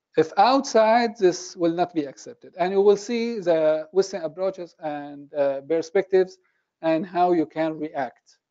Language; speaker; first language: English; non-native, fluent; Arabic